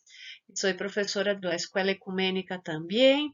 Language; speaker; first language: Spanish; non-native, fluent; Portuguese